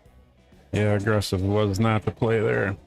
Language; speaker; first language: English; native; English